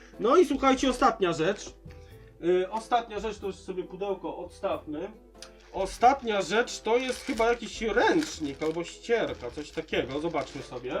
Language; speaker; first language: Polish; native; Polish